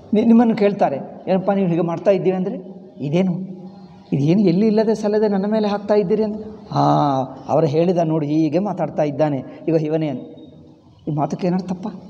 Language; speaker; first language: Kannada; non-native, fluent; Telugu